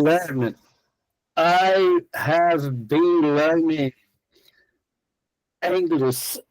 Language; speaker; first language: English; non-native, learner; Portuguese